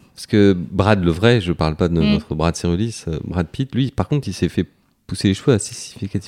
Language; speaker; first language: French; native; French